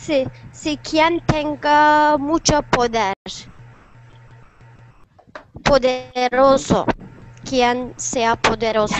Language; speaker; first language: Spanish; non-native, learner; Turkish